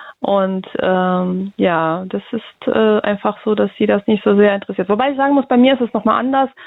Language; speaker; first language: German; early bilingual, other home language; Russian